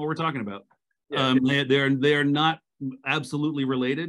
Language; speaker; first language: English; native; English